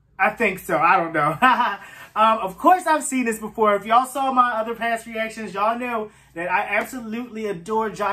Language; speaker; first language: English; native; English